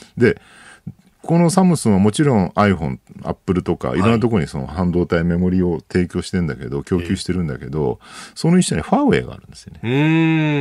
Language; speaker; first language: Japanese; native; Japanese